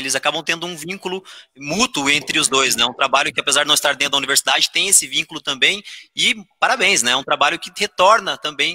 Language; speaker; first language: Portuguese; native; Portuguese